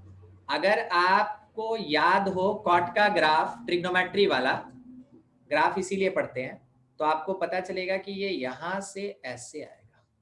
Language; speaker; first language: Hindi; native; Hindi